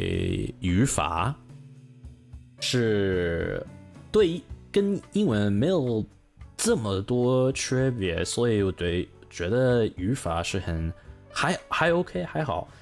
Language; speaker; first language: Chinese; non-native, learner; English